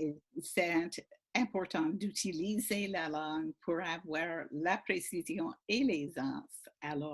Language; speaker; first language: French; non-native, fluent; English